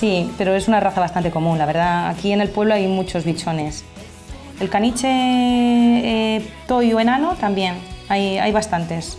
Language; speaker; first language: Spanish; native; Spanish